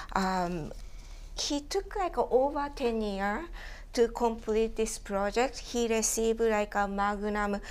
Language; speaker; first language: English; non-native, fluent; Japanese